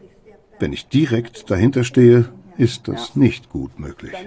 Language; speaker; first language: German; native; German